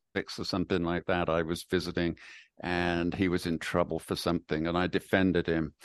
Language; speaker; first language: English; native; English